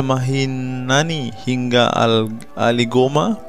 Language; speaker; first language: Indonesian; native; Indonesian